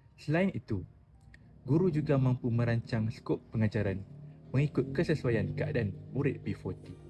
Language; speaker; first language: Malay; native; Malay